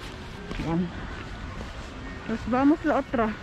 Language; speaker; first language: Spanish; non-native, learner; Filipino